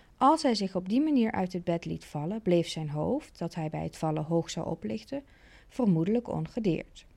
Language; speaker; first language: Dutch; native; Dutch